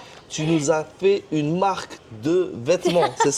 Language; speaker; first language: French; native; French